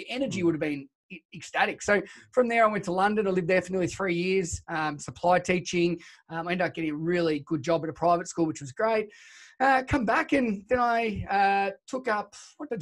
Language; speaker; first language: English; native; English